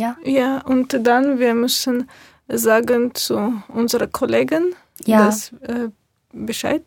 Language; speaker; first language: German; non-native, learner; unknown